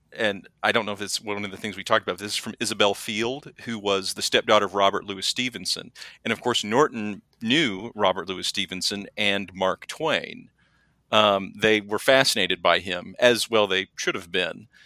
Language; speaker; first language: English; native; English